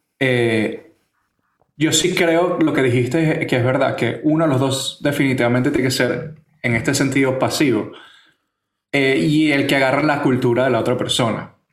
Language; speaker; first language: Spanish; native; Spanish